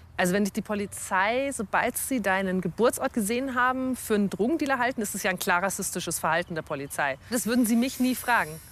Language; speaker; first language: German; native; German